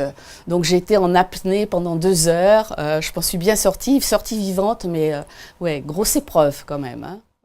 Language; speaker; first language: French; native; French